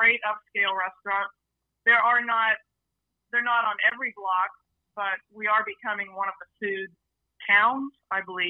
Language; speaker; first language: English; native; English